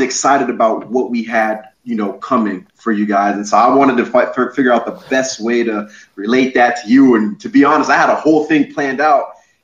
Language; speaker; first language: English; native; English